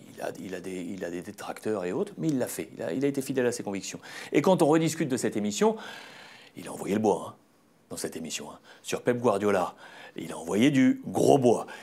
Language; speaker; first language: French; native; French